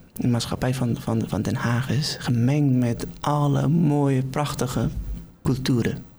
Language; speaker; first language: Dutch; non-native, fluent; Persian